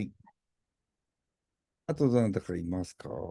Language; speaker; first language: Japanese; native; Japanese